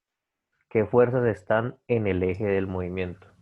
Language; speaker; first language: Spanish; native; Spanish